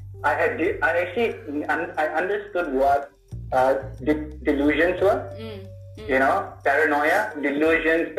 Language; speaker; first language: English; non-native, local second language; Tamil